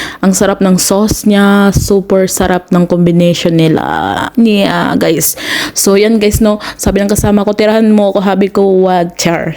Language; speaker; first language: Filipino; native; Filipino